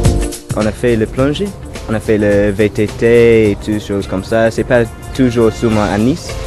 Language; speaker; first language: French; non-native, fluent; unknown